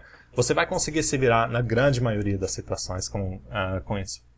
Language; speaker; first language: Portuguese; non-native, fluent; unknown